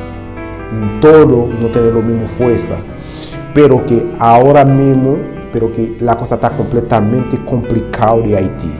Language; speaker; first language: Spanish; non-native, learner; Haitian Creole